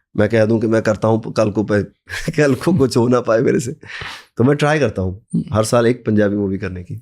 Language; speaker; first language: Hindi; non-native, local second language; Punjabi